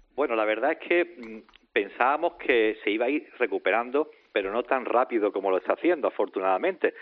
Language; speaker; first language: Spanish; native; Spanish